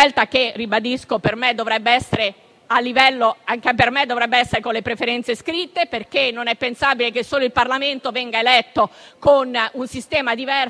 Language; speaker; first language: Italian; native; Italian